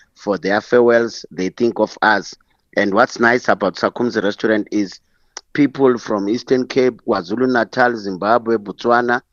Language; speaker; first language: English; non-native, local second language; Xhosa